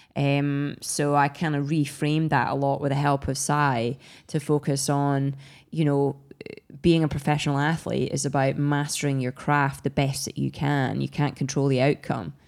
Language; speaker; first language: English; native; English